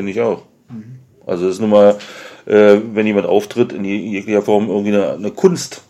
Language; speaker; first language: German; native; German